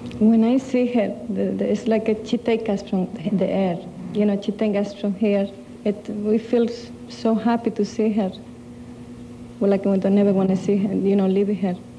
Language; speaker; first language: English; non-native, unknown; Spanish